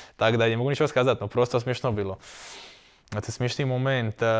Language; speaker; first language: Russian; non-native, learner; Croatian